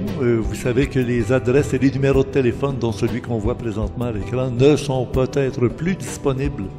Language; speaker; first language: French; native; French